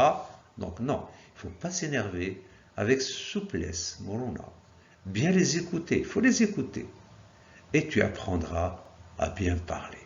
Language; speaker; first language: French; non-native, local second language; Arabic